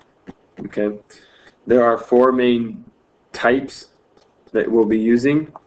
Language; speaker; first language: English; native; English